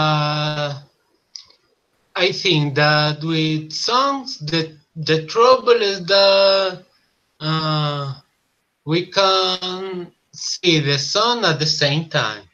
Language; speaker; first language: English; non-native, learner; Spanish